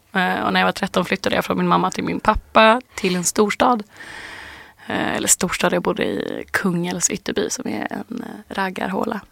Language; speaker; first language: Swedish; native; Swedish